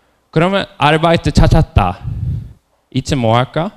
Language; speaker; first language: Korean; non-native, fluent; Norwegian